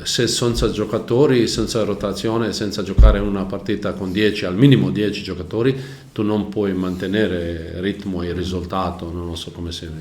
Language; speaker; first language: Italian; non-native, learner; Croatian